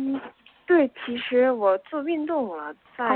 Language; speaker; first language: Chinese; non-native, learner; Korean